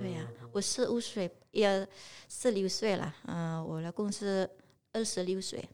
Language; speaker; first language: Chinese; non-native, learner; Indonesian